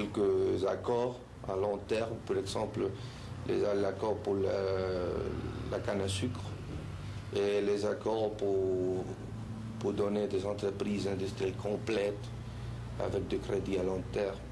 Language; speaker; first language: French; non-native, learner; Spanish